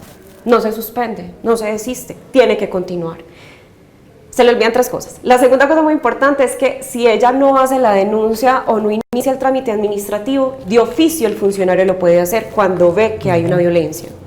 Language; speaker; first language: Spanish; native; Spanish